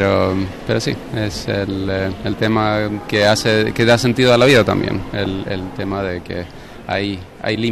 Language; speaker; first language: Spanish; non-native, fluent; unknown